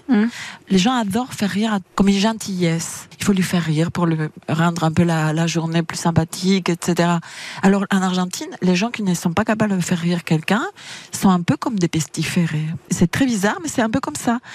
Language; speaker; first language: French; non-native, fluent; Spanish